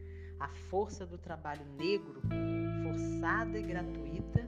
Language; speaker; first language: Portuguese; native; Portuguese